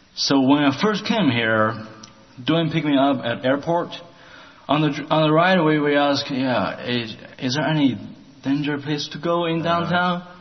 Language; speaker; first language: English; non-native, learner; Chinese